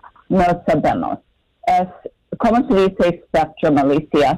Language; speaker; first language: Spanish; non-native, fluent; English